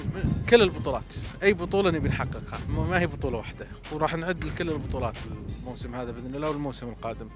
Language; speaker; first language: Arabic; native; Arabic